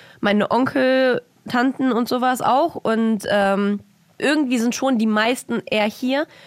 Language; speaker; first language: German; early bilingual, other home language; Russian